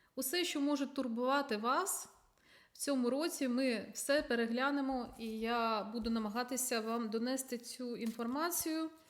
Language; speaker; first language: Ukrainian; non-native, local second language; Russian